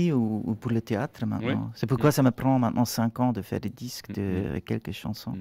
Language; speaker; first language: French; non-native, local second language; Swiss German